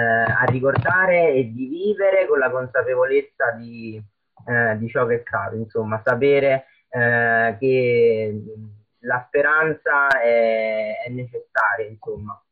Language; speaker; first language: Italian; native; Italian